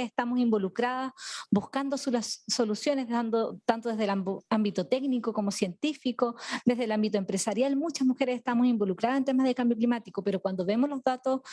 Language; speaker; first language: Spanish; native; Spanish